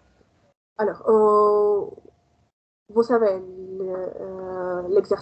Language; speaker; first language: French; non-native, fluent; Russian